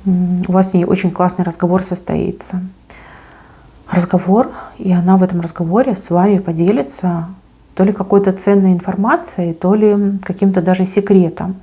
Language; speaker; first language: Russian; native; Russian